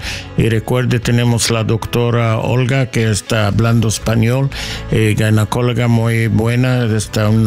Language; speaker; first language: Spanish; non-native, learner; English